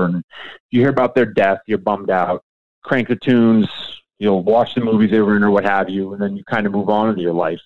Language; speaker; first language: English; native; English